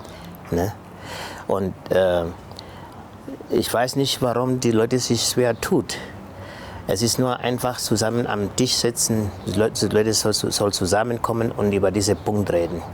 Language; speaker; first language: German; non-native, local second language; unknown